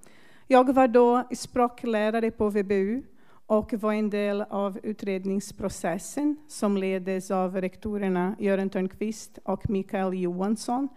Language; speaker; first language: Swedish; non-native, fluent; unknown